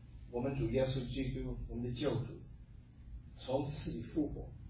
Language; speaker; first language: Chinese; non-native, fluent; English